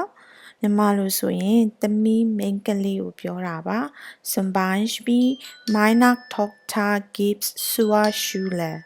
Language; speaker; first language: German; non-native, learner; Burmese